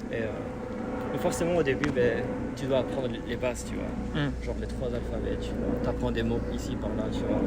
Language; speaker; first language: French; early bilingual, other home language; Spanish